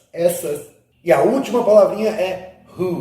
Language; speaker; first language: Portuguese; non-native, fluent; English